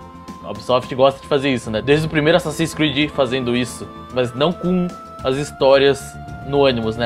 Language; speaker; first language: Portuguese; native; Portuguese